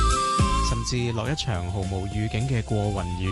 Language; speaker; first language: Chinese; non-native, local second language; Cantonese